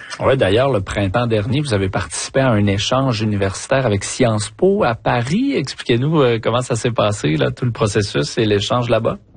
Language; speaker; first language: French; native; French